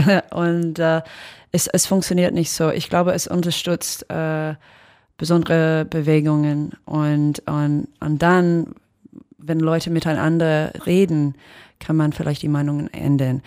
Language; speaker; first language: German; non-native, fluent; English